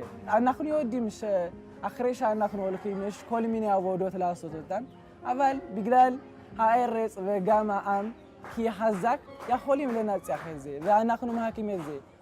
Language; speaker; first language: Hebrew; non-native, learner; Amharic